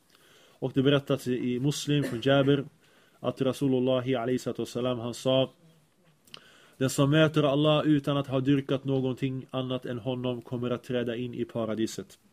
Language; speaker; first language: Swedish; early bilingual, other home language; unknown